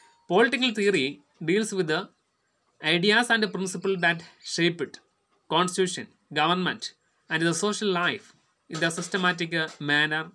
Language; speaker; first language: English; non-native, local second language; Malayalam